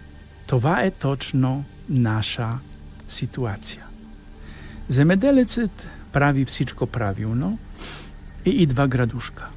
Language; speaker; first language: Bulgarian; non-native, fluent; Polish